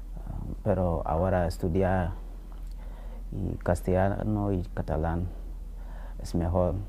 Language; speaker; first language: Spanish; non-native, learner; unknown